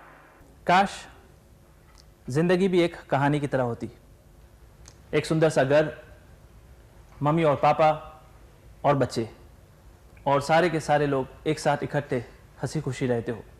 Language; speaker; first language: Hindi; native; Hindi